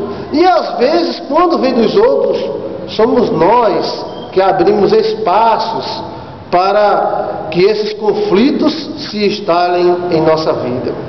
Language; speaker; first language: Portuguese; native; Portuguese